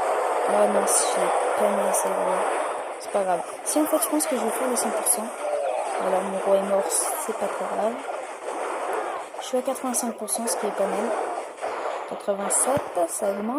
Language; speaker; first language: French; native; French